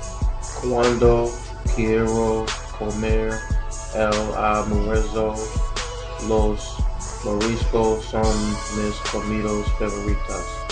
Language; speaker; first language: Spanish; non-native, learner; English